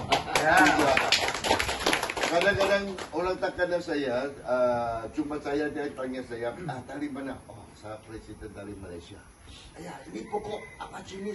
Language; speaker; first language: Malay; non-native, local second language; Chinese